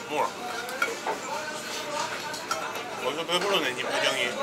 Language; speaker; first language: Korean; native; Korean